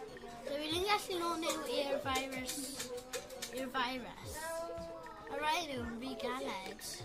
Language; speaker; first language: Welsh; non-native, local second language; English